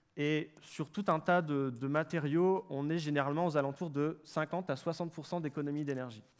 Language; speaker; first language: French; native; French